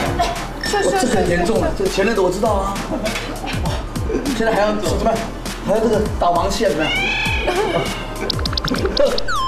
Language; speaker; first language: Chinese; native; Chinese